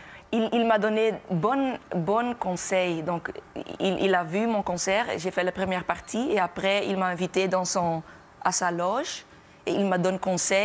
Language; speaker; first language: French; non-native, local second language; Dutch